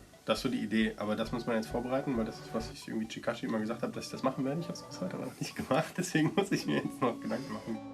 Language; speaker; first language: German; native; German